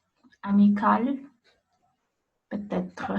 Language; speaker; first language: French; non-native, learner; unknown